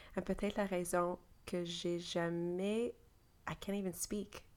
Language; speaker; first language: French; early bilingual, other home language; English